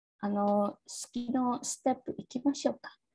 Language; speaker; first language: Japanese; non-native, learner; Indonesian